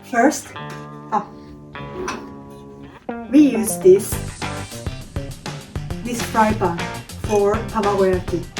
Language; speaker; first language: English; non-native, learner; Japanese